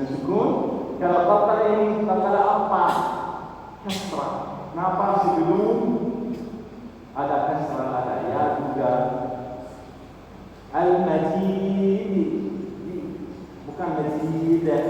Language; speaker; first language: Indonesian; non-native, learner; Arabic